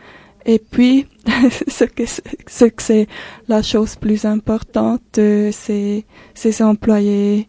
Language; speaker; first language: French; non-native, local second language; German